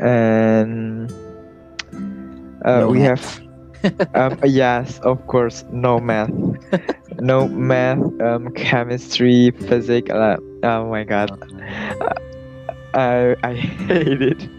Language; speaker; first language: English; non-native, learner; Indonesian